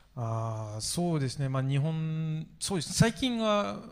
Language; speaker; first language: Japanese; non-native, fluent; French